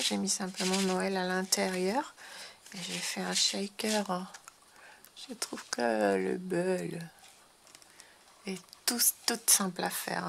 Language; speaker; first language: French; non-native, fluent; Spanish